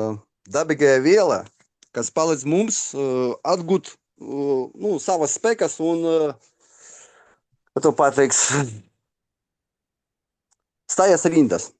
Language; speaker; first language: Latvian; non-native, local second language; Russian